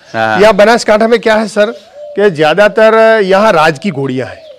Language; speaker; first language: Hindi; non-native, local second language; Gujarati